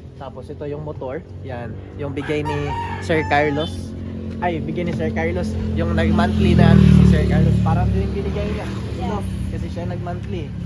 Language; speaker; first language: Filipino; non-native, local second language; Cebuano